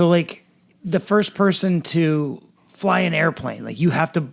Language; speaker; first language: English; native; English